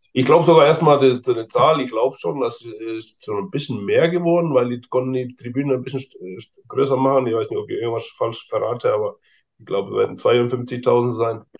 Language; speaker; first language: German; non-native, fluent; Icelandic